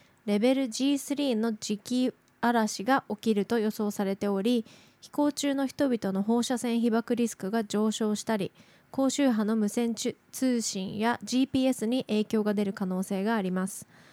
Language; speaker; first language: Japanese; native; Japanese